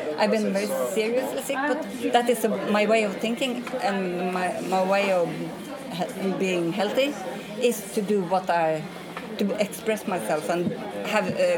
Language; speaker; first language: English; non-native, fluent; Norwegian